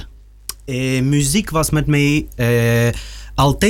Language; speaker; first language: Dutch; non-native, learner; Russian